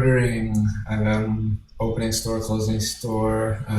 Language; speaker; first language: English; native; English